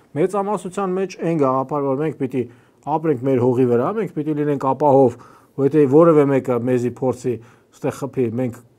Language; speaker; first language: Armenian; native; Armenian